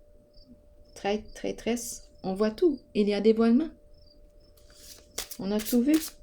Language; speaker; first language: French; native; French